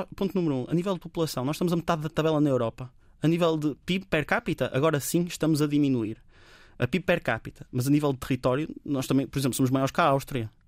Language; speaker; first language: Portuguese; native; Portuguese